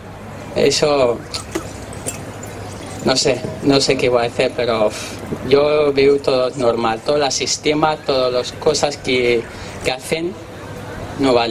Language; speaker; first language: Spanish; non-native, learner; Arabic